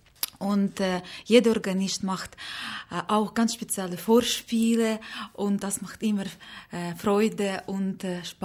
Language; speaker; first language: German; non-native, learner; Ukrainian